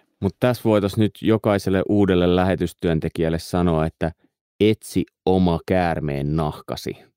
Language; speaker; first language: Finnish; native; Finnish